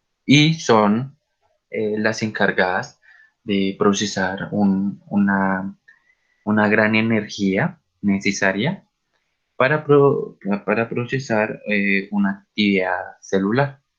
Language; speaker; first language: Spanish; native; Spanish